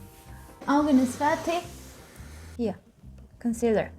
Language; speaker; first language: German; non-native, learner; Korean